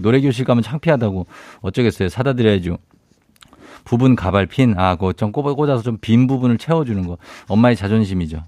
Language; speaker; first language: Korean; native; Korean